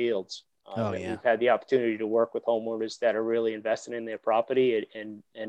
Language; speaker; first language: English; native; English